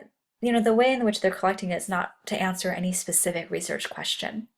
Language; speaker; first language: English; native; English